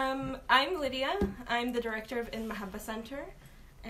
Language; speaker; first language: English; early bilingual, other home language; Arabic